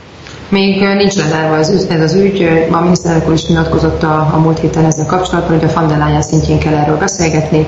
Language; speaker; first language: Hungarian; native; Hungarian